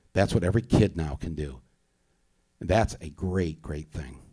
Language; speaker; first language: English; native; English